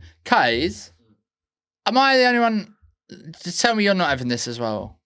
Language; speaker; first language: English; native; English